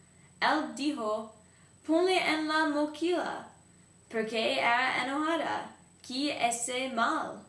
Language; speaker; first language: Spanish; non-native, learner; English